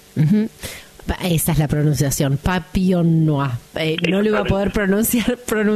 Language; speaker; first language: Spanish; native; Spanish